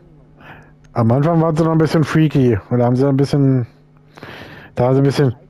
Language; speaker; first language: German; native; German